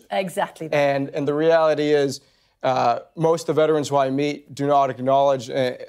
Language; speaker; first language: English; native; English